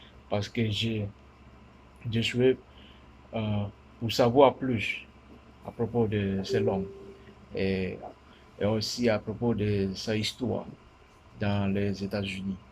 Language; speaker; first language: French; non-native, learner; Min Nan Chinese